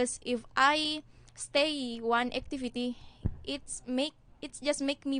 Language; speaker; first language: English; non-native, learner; Indonesian